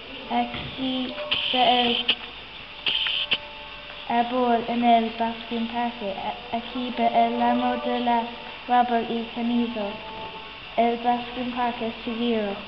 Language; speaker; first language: Spanish; non-native, learner; English